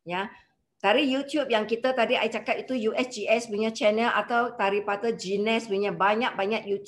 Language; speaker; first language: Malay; non-native, local second language; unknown